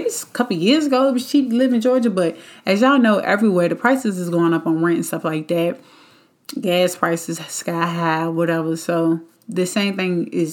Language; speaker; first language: English; native; English